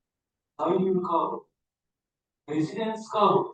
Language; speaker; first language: Japanese; non-native, learner; Indonesian